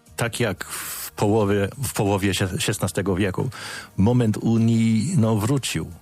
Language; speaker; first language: Polish; non-native, fluent; English